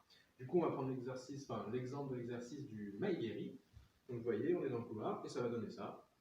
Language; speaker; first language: French; native; French